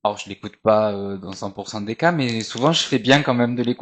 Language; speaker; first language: French; native; French